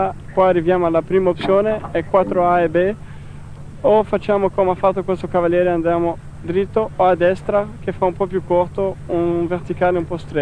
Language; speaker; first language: Italian; non-native, fluent; Portuguese